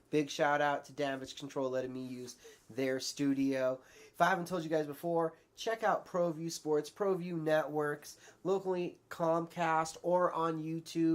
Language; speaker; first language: English; native; English